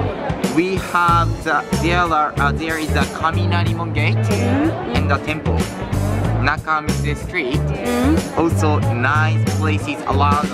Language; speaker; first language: English; non-native, learner; Japanese